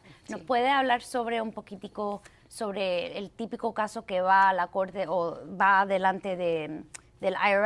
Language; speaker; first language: Spanish; early bilingual, heritage; Spanish